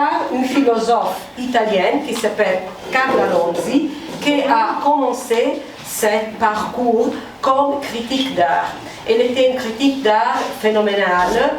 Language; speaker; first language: French; non-native, fluent; Italian